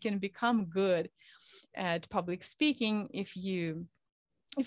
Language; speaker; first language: English; non-native, fluent; Ukrainian